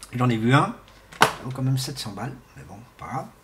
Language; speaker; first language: French; non-native, fluent; Portuguese